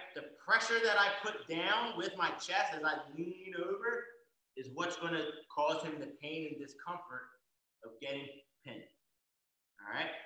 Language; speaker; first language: English; native; English